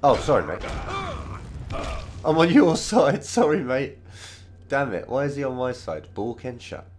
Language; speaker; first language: English; native; English